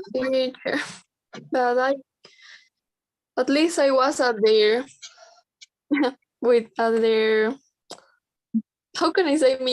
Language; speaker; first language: English; non-native, learner; Spanish